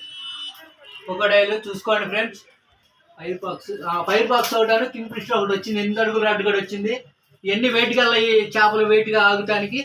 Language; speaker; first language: Telugu; native; Telugu